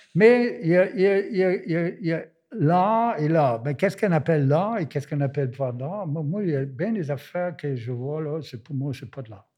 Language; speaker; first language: French; non-native, fluent; German